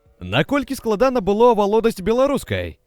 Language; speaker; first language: Belarusian; native; Belarusian